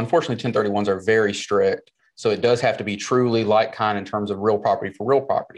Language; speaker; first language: English; native; English